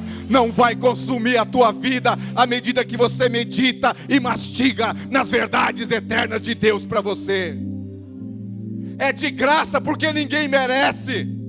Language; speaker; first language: Portuguese; native; Portuguese